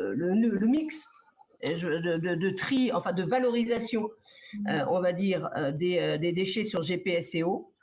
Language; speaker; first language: French; native; French